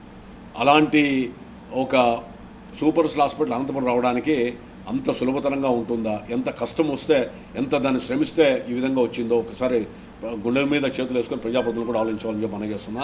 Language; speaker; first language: Telugu; native; Telugu